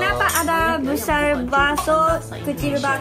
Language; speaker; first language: Indonesian; non-native, learner; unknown